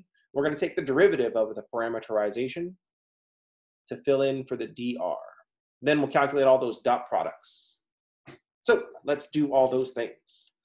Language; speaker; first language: English; native; English